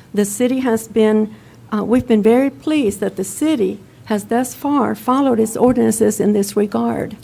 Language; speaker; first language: English; non-native, fluent; Spanish